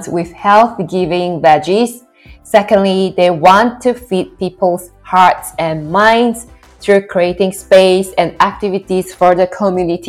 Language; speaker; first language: English; non-native, local second language; Chinese